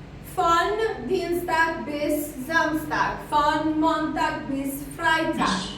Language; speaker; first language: German; non-native, fluent; Albanian